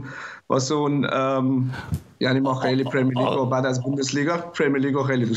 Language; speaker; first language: Persian; early bilingual, heritage; German